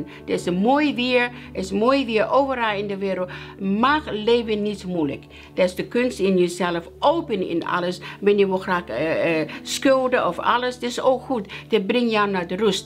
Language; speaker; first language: Dutch; non-native, learner; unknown